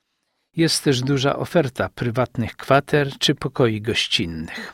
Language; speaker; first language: Polish; native; Polish